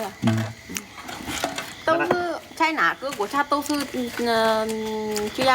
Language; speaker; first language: Chinese; non-native, fluent; Vietnamese